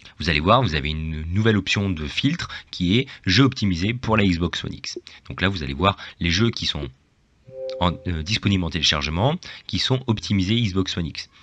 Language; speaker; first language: French; native; French